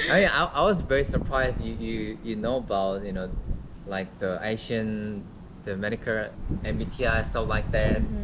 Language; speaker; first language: English; non-native, learner; Korean